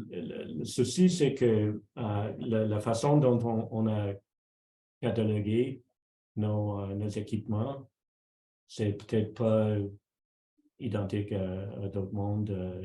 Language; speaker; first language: French; non-native, local second language; English